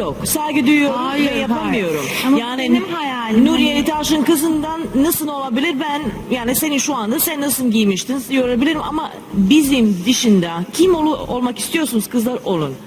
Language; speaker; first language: Turkish; non-native, learner; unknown